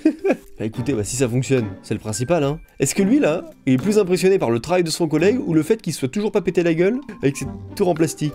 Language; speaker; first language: French; native; French